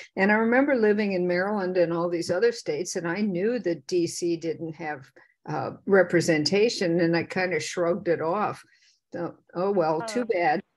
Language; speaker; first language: English; native; English